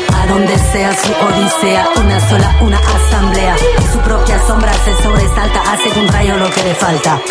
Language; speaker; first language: Spanish; early bilingual, heritage; French